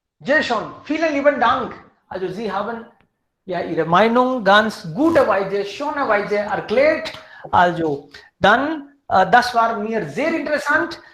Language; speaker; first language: German; non-native, fluent; Hindi